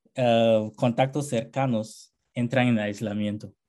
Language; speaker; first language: Spanish; non-native, fluent; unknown